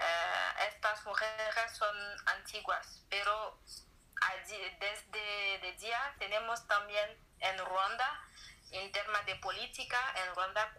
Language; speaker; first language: Spanish; non-native, learner; French